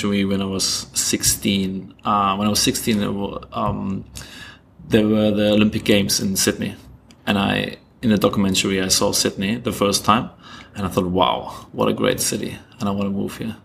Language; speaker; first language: English; non-native, fluent; German